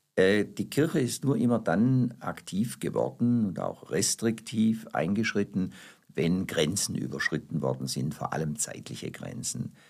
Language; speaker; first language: German; native; German